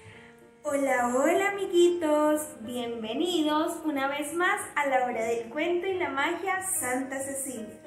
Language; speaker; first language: Spanish; native; Spanish